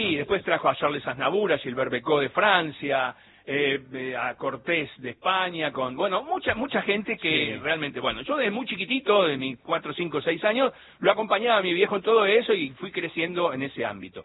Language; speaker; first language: Spanish; native; Spanish